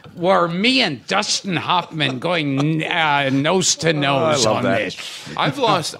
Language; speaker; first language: English; native; English